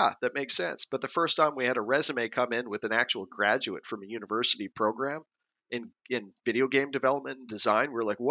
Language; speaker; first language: English; native; English